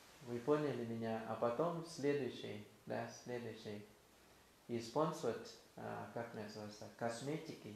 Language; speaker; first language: Russian; non-native, learner; Thai